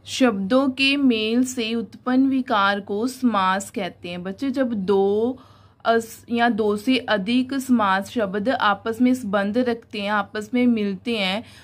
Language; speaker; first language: Hindi; non-native, local second language; Punjabi